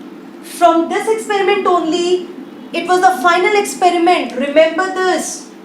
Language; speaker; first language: English; non-native, local second language; Hindi